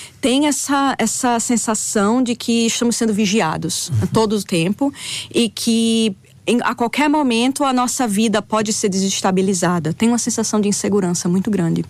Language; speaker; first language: Portuguese; native; Portuguese